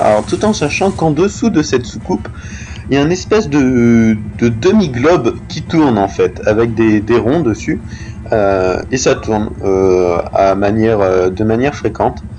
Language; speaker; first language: French; native; French